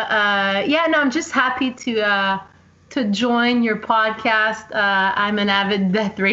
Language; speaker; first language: English; native; English